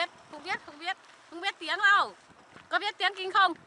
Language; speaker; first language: Vietnamese; non-native, local second language; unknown